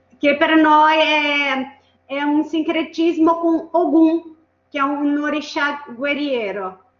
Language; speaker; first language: Italian; non-native, fluent; Portuguese